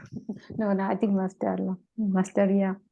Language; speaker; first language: English; non-native, local second language; Malay